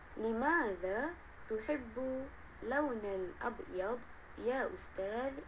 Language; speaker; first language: Arabic; non-native, learner; Malay